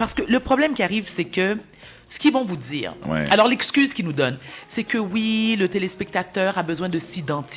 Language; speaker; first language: French; native; French